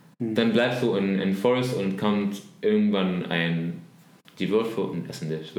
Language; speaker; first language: German; non-native, learner; Arabic